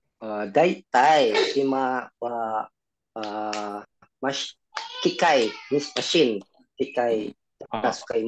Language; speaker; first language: Japanese; non-native, learner; Indonesian